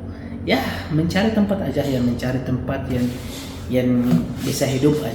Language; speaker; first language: Indonesian; non-native, fluent; Arabic